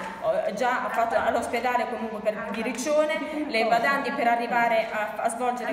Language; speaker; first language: Italian; native; Italian